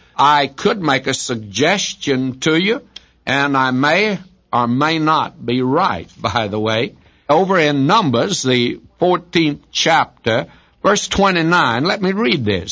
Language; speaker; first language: English; native; English